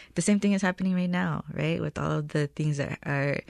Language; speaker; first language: English; early bilingual, other home language; Spanish